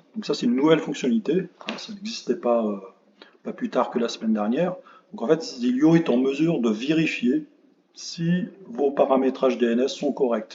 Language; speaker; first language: French; native; French